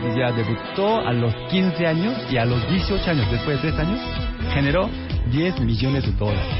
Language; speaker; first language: Spanish; native; Spanish